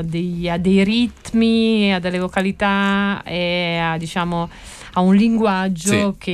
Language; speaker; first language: Italian; native; Italian